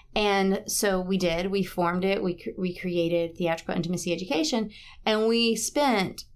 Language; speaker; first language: English; native; English